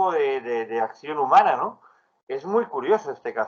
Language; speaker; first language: Spanish; native; Spanish